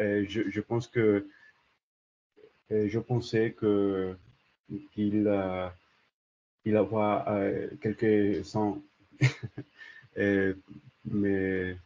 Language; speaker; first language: French; non-native, learner; English